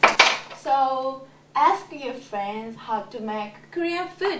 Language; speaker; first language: English; non-native, learner; Korean